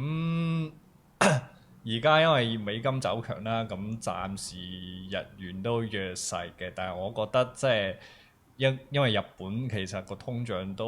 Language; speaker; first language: Cantonese; native; Cantonese